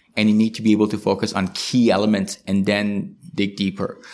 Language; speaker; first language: English; non-native, fluent; Persian